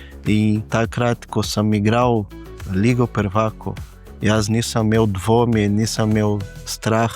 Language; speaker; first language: Slovenian; non-native, learner; Portuguese